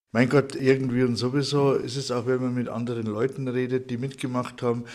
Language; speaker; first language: German; native; German